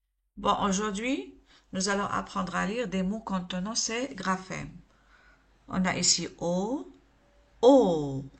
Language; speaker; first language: French; non-native, local second language; Arabic